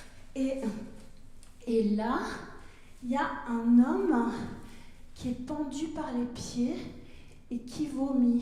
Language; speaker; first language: French; native; French